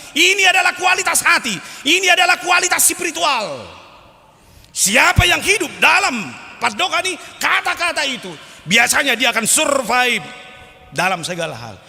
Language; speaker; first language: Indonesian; non-native, local second language; Batak Toba